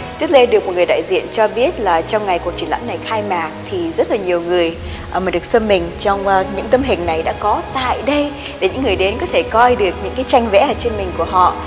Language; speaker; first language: Vietnamese; early bilingual, heritage; Vietnamese